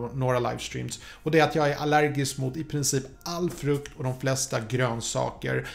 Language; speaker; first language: Swedish; early bilingual, other home language; Polish